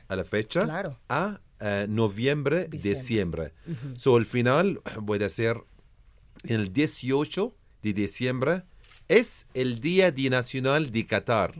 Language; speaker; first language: Spanish; non-native, learner; Arabic